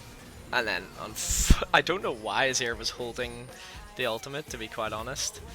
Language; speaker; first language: English; native; English